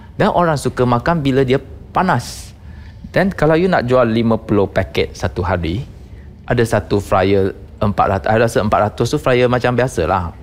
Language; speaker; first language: Malay; non-native, local second language; Chinese